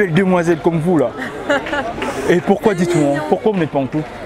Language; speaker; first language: French; native; French